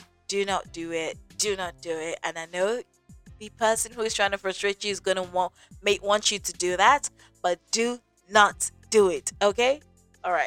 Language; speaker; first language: English; non-native, local second language; Yoruba